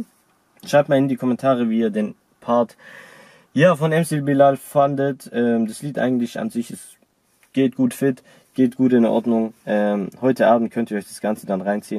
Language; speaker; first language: German; native; German